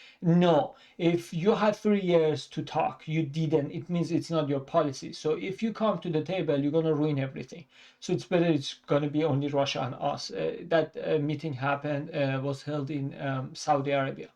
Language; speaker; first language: English; non-native, fluent; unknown